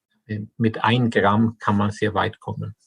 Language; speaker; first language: German; non-native, fluent; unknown